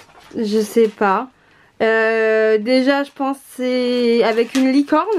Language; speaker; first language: French; native; French